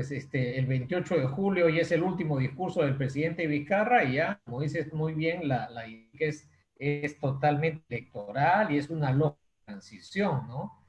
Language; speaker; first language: Spanish; native; Spanish